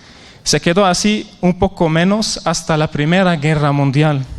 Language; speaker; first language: Spanish; non-native, fluent; Arabic